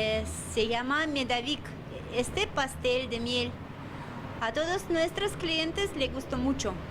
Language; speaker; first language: Spanish; non-native, learner; Russian